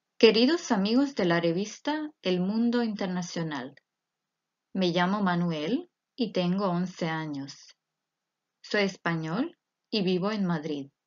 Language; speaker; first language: Spanish; non-native, fluent; Croatian